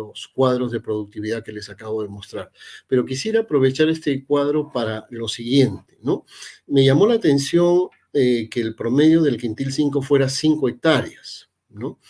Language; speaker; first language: Spanish; native; Spanish